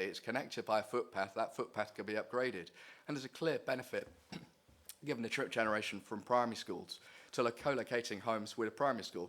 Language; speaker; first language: English; native; English